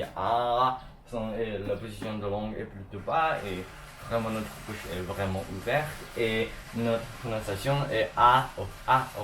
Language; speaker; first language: French; non-native, learner; Chinese